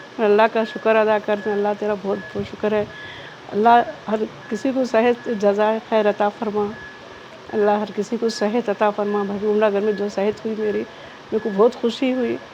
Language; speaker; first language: Hindi; non-native, local second language; Urdu